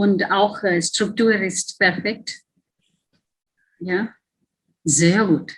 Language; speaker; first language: German; non-native, learner; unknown